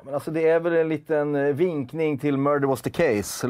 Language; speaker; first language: Swedish; native; Swedish